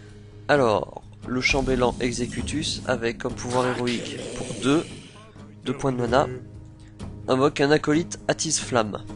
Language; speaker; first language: French; native; French